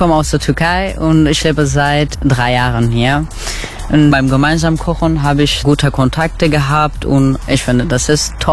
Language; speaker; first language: German; non-native, learner; Turkish